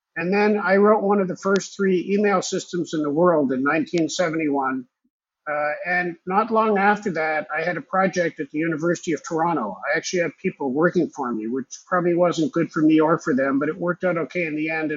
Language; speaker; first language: English; early bilingual, other home language; Hebrew